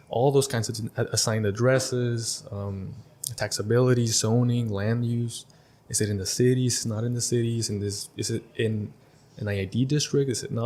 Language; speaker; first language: English; early bilingual, other home language; Spanish